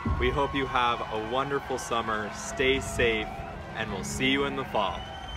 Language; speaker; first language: English; native; English